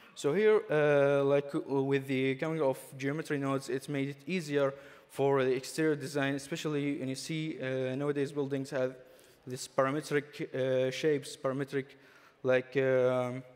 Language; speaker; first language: English; non-native, fluent; Arabic